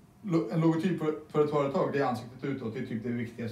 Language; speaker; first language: Swedish; native; Swedish